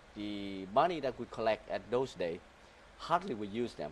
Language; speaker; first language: English; early bilingual, other home language; Vietnamese